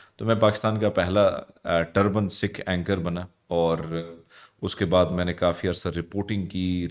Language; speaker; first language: Urdu; non-native, local second language; Punjabi